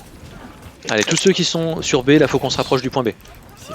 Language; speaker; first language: French; native; French